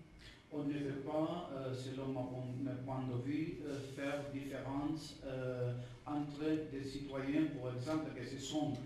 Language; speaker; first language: French; non-native, fluent; Catalan